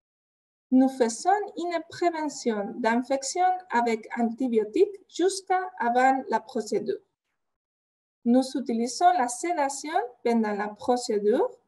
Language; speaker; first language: French; non-native, fluent; Spanish